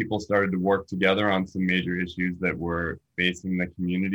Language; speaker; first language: English; native; English